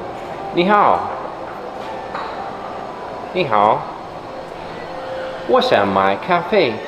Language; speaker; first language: Chinese; non-native, learner; English